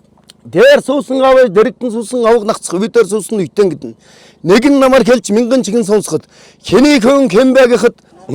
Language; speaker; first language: Mongolian; native; Mongolian